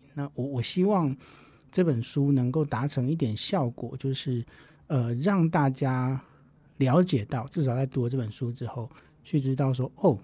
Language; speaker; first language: Chinese; non-native, local second language; Min Nan Chinese